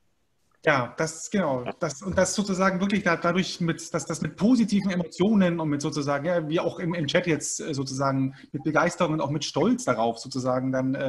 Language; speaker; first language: German; native; German